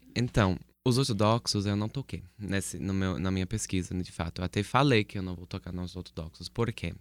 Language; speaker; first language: Portuguese; non-native, fluent; English